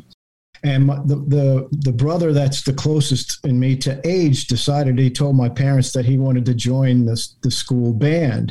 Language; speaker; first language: English; native; English